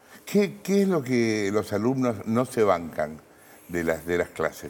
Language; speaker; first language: Spanish; native; Spanish